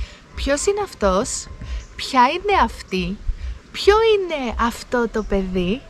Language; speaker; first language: Greek; native; Greek